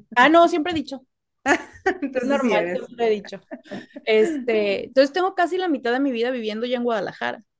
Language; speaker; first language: Spanish; native; Spanish